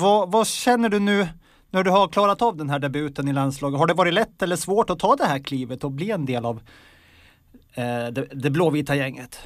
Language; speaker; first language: Swedish; native; Swedish